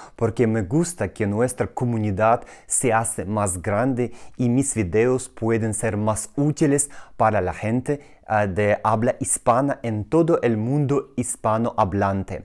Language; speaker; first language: Spanish; non-native, fluent; Russian